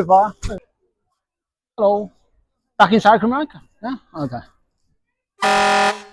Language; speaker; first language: Welsh; non-native, learner; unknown